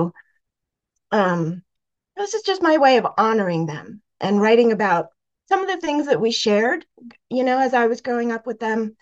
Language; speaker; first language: English; native; English